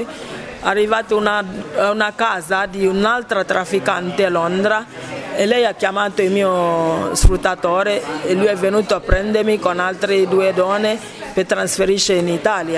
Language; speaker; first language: Italian; non-native, fluent; Ibibio